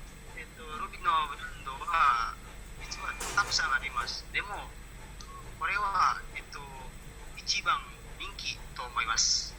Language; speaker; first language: Japanese; non-native, learner; Indonesian